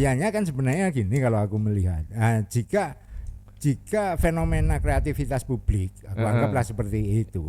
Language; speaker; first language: Indonesian; non-native, local second language; Javanese